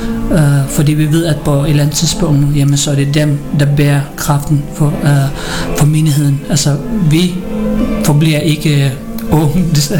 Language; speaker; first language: Danish; non-native, fluent; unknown